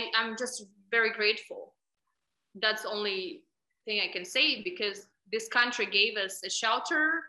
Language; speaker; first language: English; non-native, fluent; Ukrainian